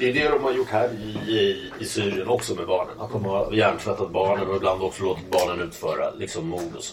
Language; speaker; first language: Swedish; native; Swedish